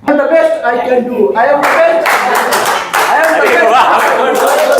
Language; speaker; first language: English; non-native, learner; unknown